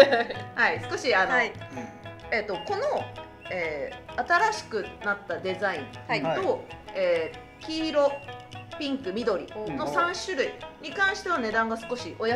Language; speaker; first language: Japanese; native; Japanese